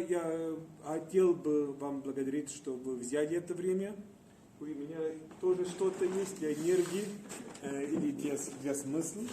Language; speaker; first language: Russian; non-native, fluent; Estonian